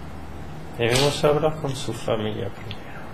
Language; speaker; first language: Spanish; non-native, learner; French